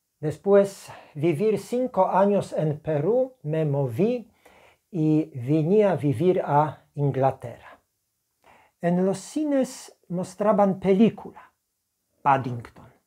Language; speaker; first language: Spanish; non-native, fluent; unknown